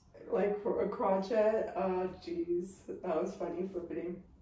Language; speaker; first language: English; native; English